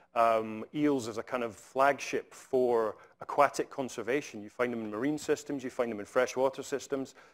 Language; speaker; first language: English; native; English